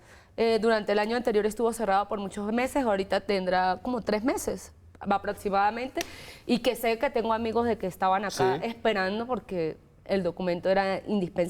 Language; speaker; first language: Spanish; native; Spanish